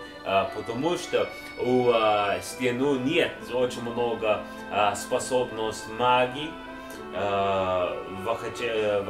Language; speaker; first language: Russian; non-native, learner; English